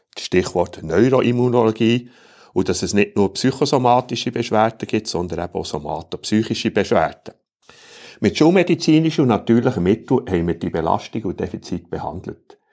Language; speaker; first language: German; native; German